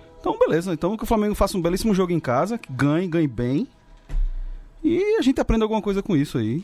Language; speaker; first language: Portuguese; native; Portuguese